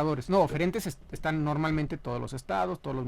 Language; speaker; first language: Spanish; native; Spanish